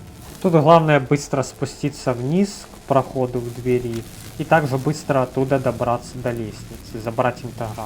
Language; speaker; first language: Russian; native; Russian